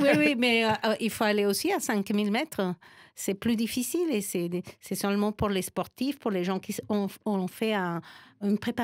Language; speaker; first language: French; non-native, fluent; Spanish